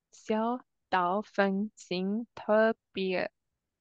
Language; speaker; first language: Chinese; non-native, learner; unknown